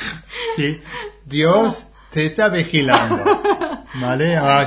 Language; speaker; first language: Spanish; non-native, fluent; English